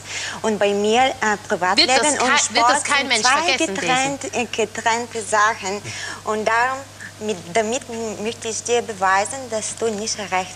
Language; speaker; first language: German; non-native, fluent; Bulgarian